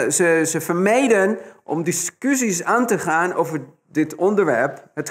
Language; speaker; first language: Dutch; non-native, fluent; Spanish